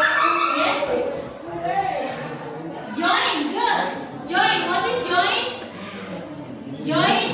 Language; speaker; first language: English; non-native, local second language; Indonesian